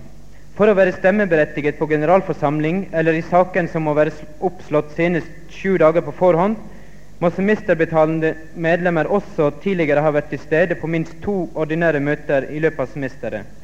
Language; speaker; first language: Norwegian; native; Norwegian